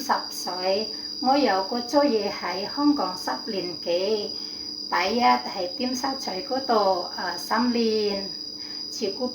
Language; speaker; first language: Cantonese; non-native, learner; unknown